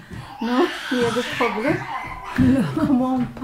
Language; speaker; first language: French; non-native, learner; Arabic